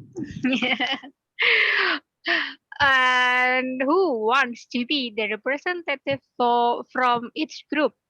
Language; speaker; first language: English; non-native, learner; Indonesian